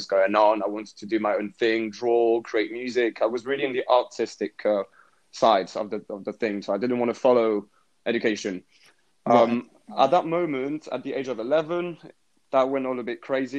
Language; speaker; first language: English; native; English